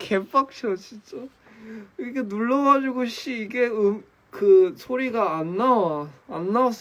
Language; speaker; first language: Korean; early bilingual, heritage; English